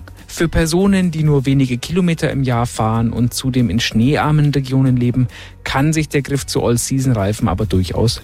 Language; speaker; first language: German; native; German